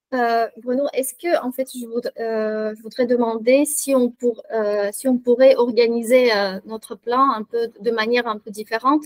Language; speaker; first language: French; non-native, fluent; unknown